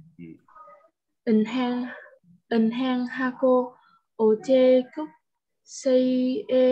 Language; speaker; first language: Korean; non-native, learner; Vietnamese